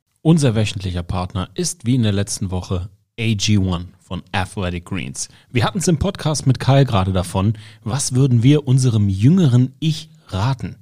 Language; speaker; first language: German; native; German